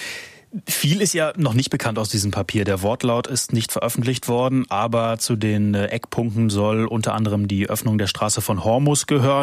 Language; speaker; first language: German; native; German